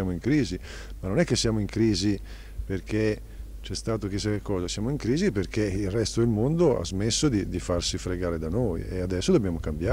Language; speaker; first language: Italian; native; Italian